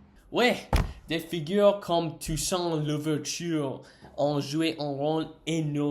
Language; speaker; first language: French; non-native, learner; English